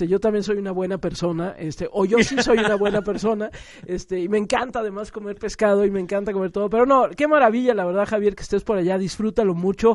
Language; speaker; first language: Spanish; native; Spanish